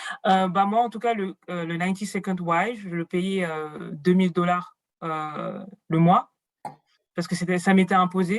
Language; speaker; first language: French; native; French